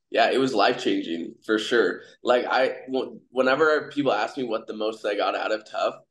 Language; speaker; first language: English; native; English